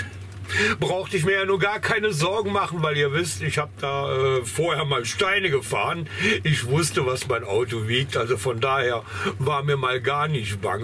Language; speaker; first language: German; native; German